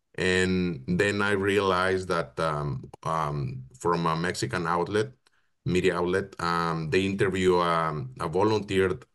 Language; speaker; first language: English; non-native, fluent; Spanish